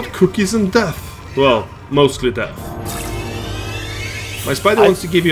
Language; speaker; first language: English; non-native, fluent; Norwegian